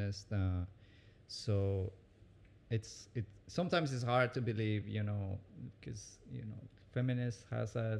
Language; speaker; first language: English; non-native, fluent; Spanish